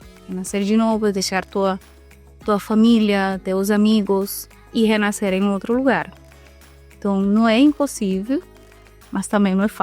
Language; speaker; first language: Portuguese; non-native, fluent; Spanish